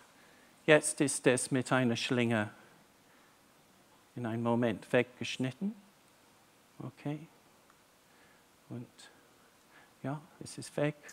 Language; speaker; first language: German; non-native, fluent; English